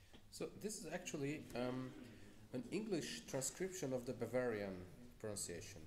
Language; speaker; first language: English; non-native, fluent; Hungarian